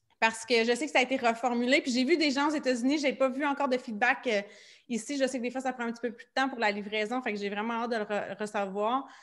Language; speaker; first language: French; native; French